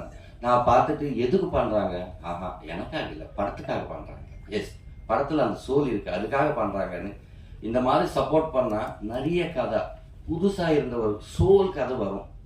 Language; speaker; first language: Tamil; non-native, learner; Telugu